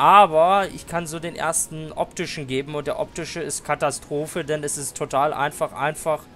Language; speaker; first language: German; native; German